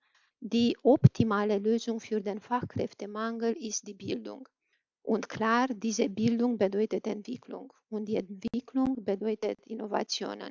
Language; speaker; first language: German; non-native, fluent; Romanian